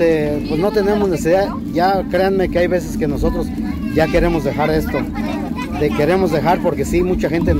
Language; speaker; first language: Spanish; native; Spanish